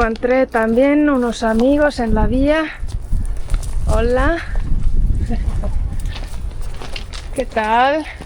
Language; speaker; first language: Spanish; non-native, fluent; Portuguese